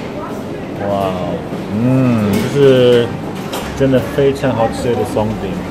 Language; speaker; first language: Chinese; non-native, fluent; German